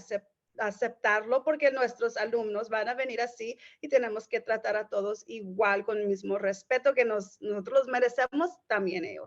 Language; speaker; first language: Spanish; early bilingual, heritage; Spanish